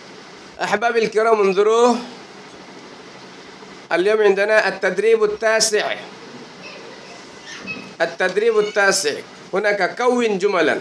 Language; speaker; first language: Arabic; non-native, fluent; Bangla